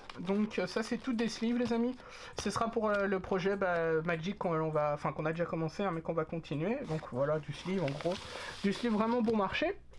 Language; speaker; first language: French; native; French